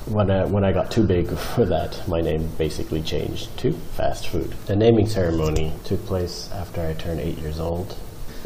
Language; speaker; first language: English; native; English